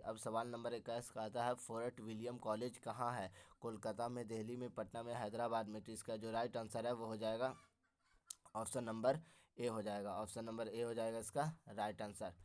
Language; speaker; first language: Urdu; native; Urdu